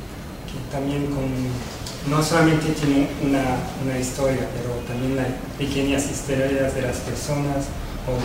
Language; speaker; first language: Spanish; non-native, fluent; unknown